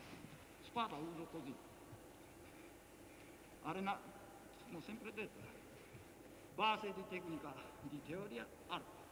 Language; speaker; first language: Italian; non-native, learner; Japanese